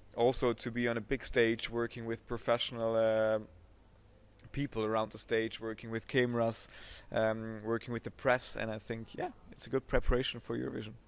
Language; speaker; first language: English; non-native, fluent; Swiss German